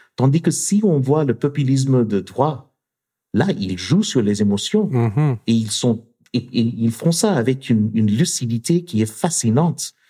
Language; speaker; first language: French; non-native, fluent; English